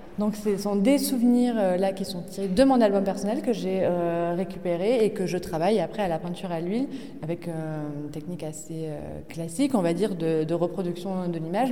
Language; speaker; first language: French; native; French